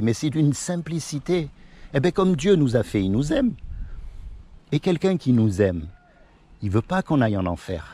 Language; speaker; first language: French; native; French